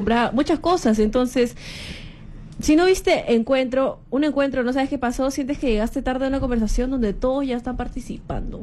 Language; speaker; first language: Spanish; native; Spanish